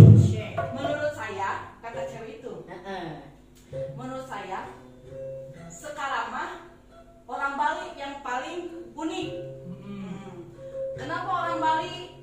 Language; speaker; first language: Indonesian; non-native, local second language; Sundanese